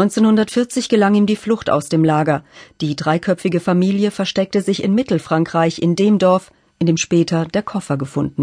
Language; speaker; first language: German; native; German